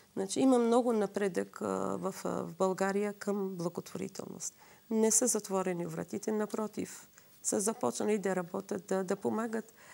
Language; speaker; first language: Bulgarian; non-native, fluent; Assyrian Neo-Aramaic